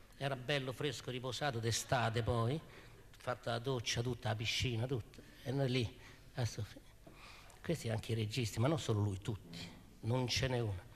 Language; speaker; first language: Italian; native; Italian